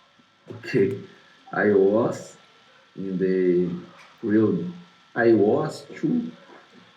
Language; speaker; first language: English; non-native, learner; Portuguese